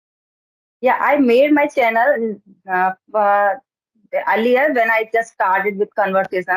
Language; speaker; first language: English; non-native, learner; Hindi